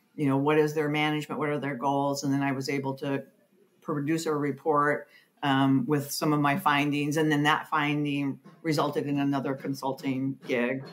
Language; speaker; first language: English; native; English